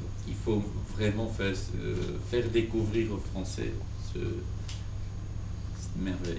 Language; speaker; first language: French; non-native, fluent; Georgian